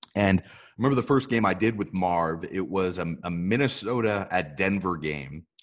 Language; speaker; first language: English; native; English